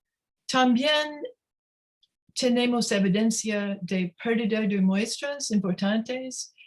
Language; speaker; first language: Spanish; non-native, learner; English